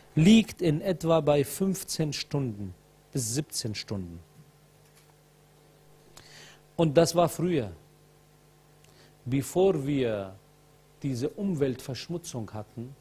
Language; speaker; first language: German; non-native, fluent; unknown